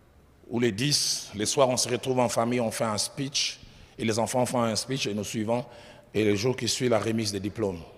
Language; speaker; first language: French; non-native, local second language; Lingala